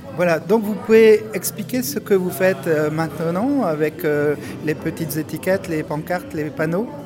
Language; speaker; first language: French; native; French